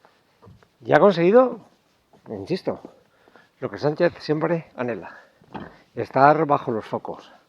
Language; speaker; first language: Spanish; native; Spanish